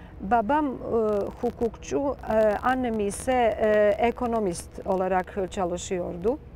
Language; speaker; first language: Turkish; non-native, fluent; Serbian